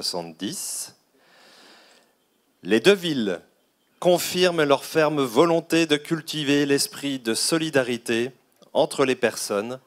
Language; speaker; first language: French; native; French